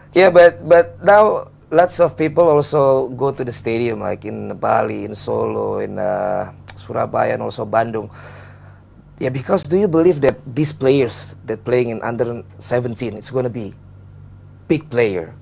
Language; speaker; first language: English; non-native, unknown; Indonesian